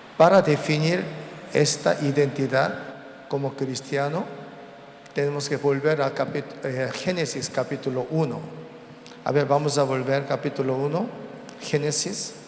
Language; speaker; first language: Spanish; non-native, learner; Korean